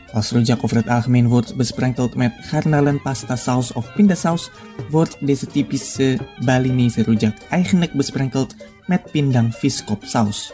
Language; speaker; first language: Dutch; non-native, fluent; Indonesian